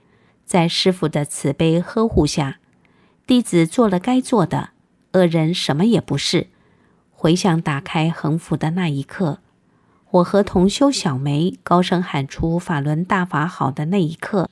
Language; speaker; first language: Chinese; native; Chinese